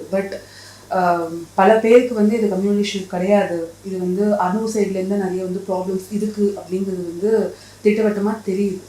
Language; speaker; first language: Tamil; native; Tamil